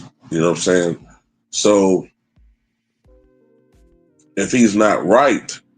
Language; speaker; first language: English; native; English